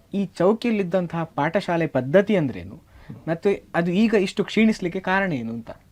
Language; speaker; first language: Kannada; native; Kannada